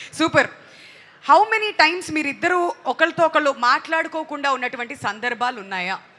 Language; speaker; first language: Telugu; native; Telugu